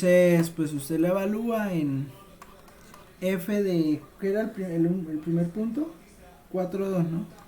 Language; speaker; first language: Spanish; native; Spanish